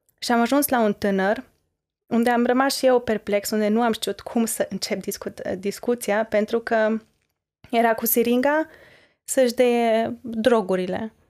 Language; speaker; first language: Romanian; early bilingual, heritage; Romanian